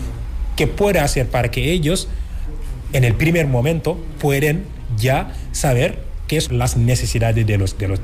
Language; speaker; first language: Spanish; non-native, fluent; Wolof